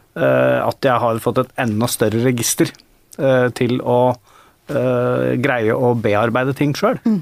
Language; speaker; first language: Norwegian; native; Norwegian